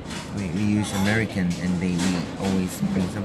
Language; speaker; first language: English; non-native, learner; Korean